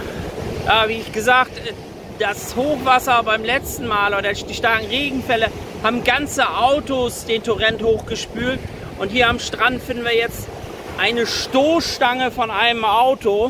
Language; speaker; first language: German; native; German